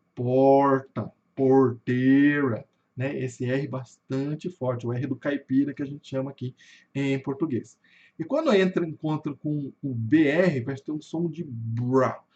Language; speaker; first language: Portuguese; native; Portuguese